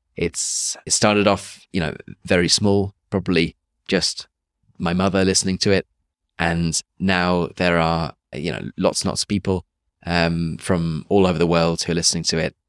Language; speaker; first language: English; native; English